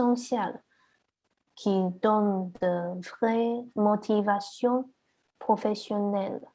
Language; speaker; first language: French; non-native, learner; Chinese